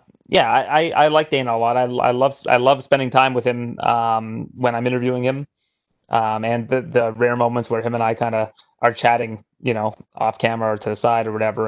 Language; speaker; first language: English; native; English